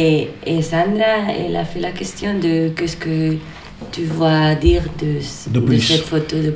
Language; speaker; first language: French; non-native, learner; Spanish